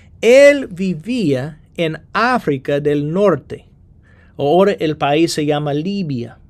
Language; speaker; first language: Spanish; non-native, fluent; English